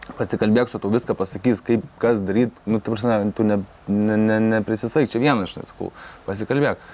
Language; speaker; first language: Lithuanian; native; Lithuanian